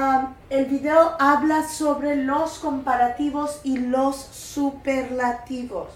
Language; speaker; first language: Spanish; non-native, fluent; English